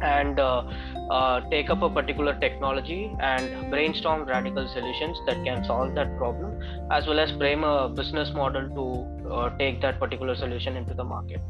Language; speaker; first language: English; non-native, local second language; Tamil